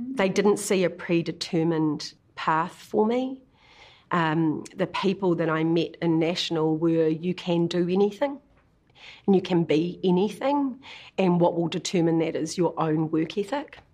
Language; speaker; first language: English; native; English